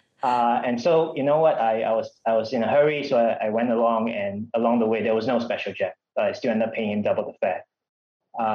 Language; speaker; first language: English; non-native, local second language; Malay